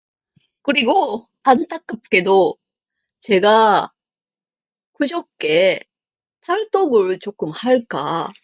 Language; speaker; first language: Korean; non-native, learner; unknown